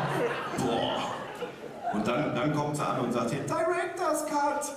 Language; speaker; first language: German; native; German